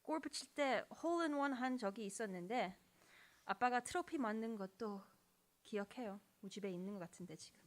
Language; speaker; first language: Korean; early bilingual, other home language; English